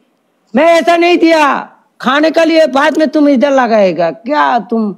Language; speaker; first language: Hindi; non-native, learner; Bangla